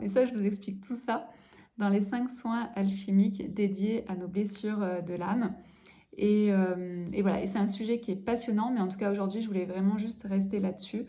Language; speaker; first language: French; native; French